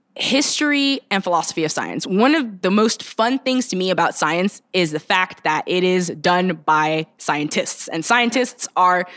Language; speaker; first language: English; early bilingual, other home language; Bulgarian